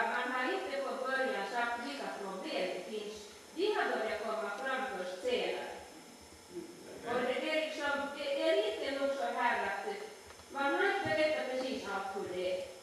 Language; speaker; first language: Swedish; native; Swedish